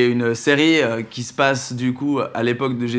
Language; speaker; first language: French; native; French